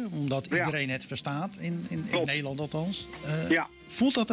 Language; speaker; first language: Dutch; native; Dutch